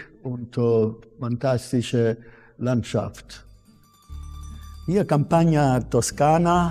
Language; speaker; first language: German; non-native, fluent; Italian